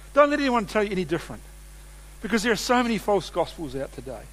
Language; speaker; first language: English; native; English